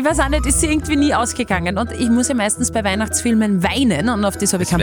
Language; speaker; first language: German; native; German